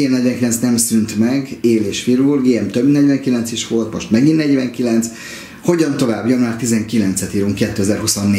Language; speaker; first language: Hungarian; native; Hungarian